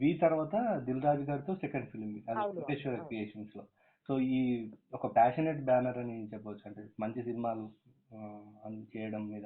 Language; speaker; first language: Telugu; native; Telugu